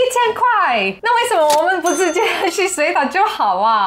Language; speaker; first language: Chinese; native; Chinese